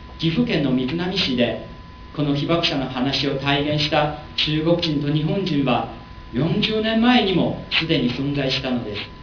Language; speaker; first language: Japanese; non-native, learner; Chinese